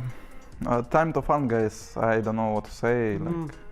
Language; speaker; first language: English; non-native, learner; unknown